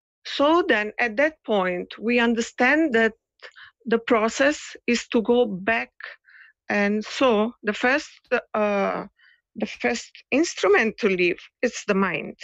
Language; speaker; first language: English; non-native, fluent; Italian